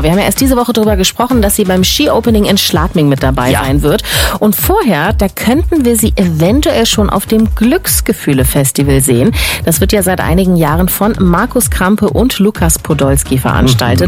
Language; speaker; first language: German; native; German